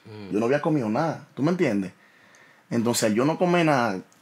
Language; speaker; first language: Spanish; early bilingual, heritage; Spanish